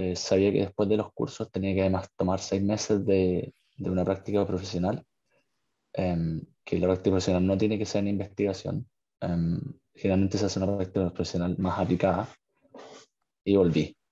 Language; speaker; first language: Spanish; native; Spanish